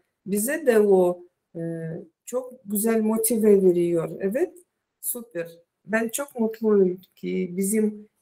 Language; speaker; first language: Turkish; non-native, learner; Russian